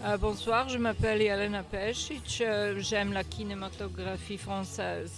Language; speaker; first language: French; non-native, fluent; Serbian